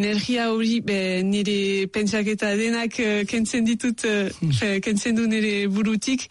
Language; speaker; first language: Basque; non-native, local second language; French